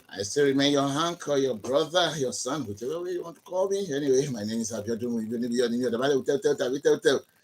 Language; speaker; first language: English; non-native, local second language; Yoruba